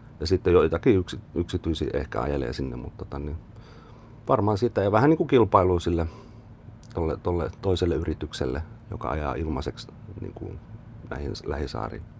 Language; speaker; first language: Finnish; native; Finnish